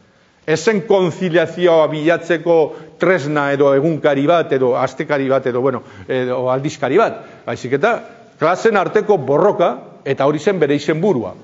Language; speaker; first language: Basque; native; Basque